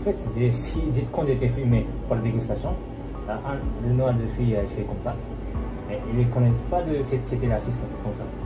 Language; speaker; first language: French; non-native, learner; Japanese